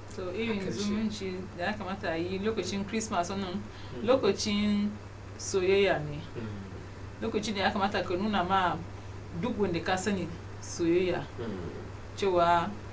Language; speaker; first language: Hausa; non-native, local second language; Igbo